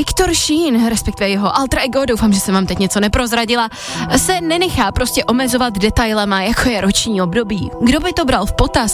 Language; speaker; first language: Czech; native; Czech